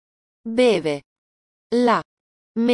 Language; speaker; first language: Italian; non-native, learner; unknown